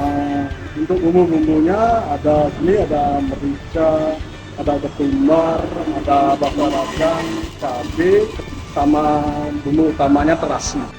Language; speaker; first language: Indonesian; native; Indonesian